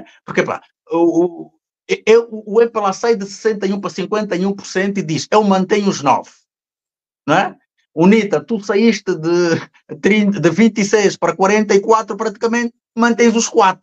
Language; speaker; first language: Portuguese; native; Portuguese